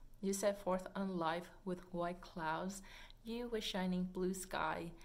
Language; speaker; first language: English; non-native, fluent; Vietnamese